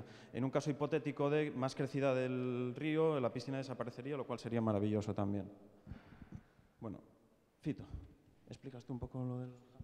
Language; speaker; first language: Spanish; native; Spanish